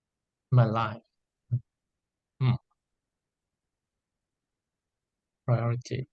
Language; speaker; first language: English; non-native, learner; Vietnamese